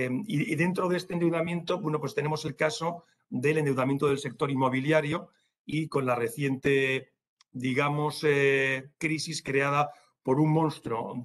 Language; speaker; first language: Spanish; native; Spanish